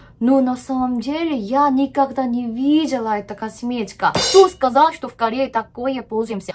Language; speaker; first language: Russian; non-native, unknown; Korean